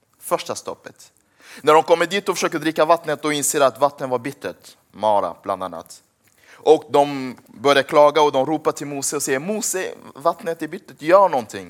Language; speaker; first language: Swedish; early bilingual, other home language; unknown